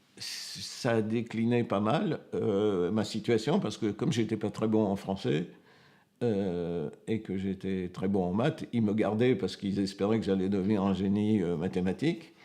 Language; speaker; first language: French; early bilingual, other home language; Romanian